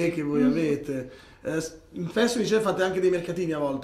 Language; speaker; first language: Italian; native; Italian